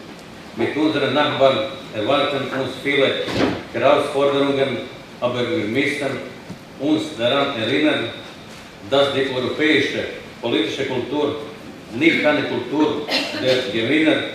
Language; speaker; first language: German; non-native, fluent; Croatian